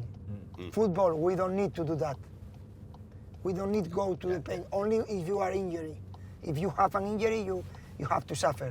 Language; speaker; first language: English; non-native, fluent; Spanish